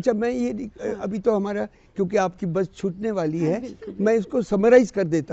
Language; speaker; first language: Hindi; native; Hindi